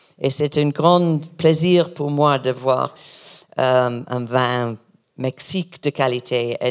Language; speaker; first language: French; non-native, learner; English